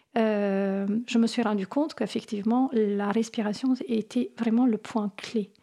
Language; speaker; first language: French; non-native, fluent; Italian